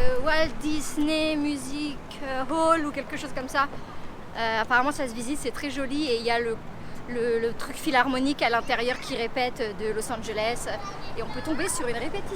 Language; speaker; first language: French; native; French